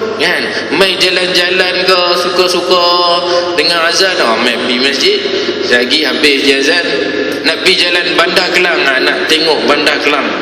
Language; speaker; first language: Malay; native; Malay